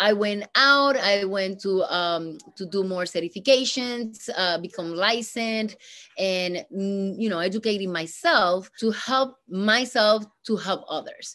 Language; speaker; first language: English; non-native, fluent; Spanish